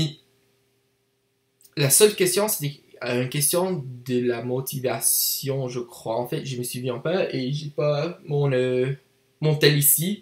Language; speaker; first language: French; non-native, learner; English